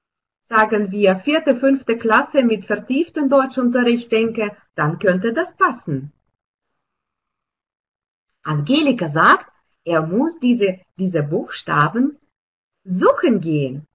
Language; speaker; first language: German; non-native, fluent; Russian